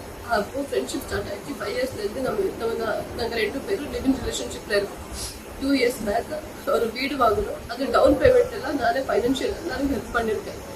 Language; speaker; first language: Tamil; non-native, local second language; Kannada